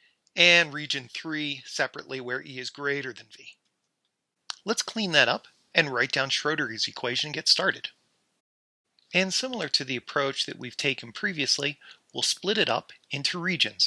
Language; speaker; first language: English; native; English